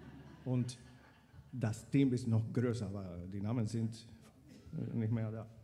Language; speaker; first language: German; non-native, fluent; Spanish